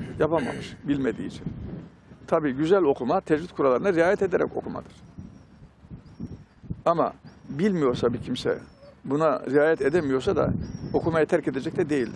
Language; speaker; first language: Turkish; native; Turkish